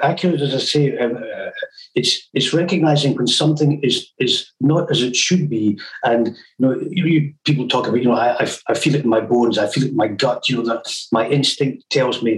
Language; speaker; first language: English; native; English